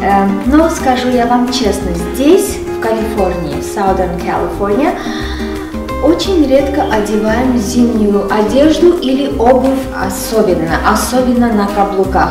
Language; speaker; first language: Russian; non-native, local second language; Armenian